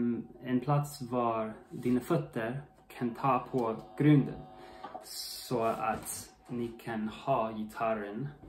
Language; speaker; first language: Swedish; non-native, learner; English